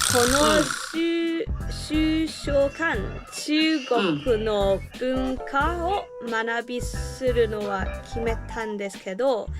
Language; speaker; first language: Japanese; non-native, learner; English